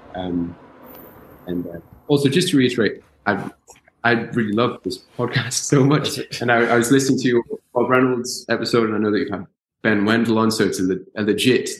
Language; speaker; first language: English; native; English